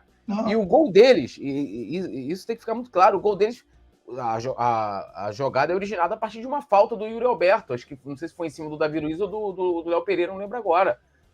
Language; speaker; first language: Portuguese; native; Portuguese